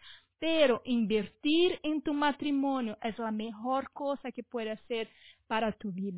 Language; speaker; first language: Spanish; non-native, fluent; Portuguese